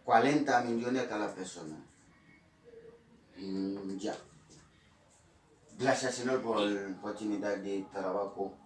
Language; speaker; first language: Spanish; non-native, learner; Haitian Creole